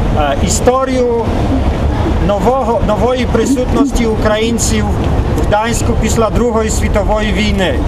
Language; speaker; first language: Ukrainian; early bilingual, heritage; Ukrainian